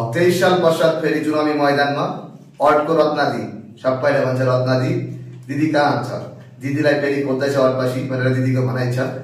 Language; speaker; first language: Nepali; native; Nepali